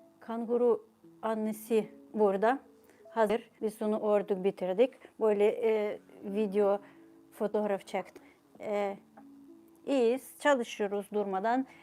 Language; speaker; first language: Turkish; non-native, fluent; Ukrainian